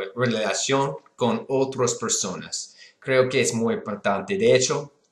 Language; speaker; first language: Spanish; non-native, learner; English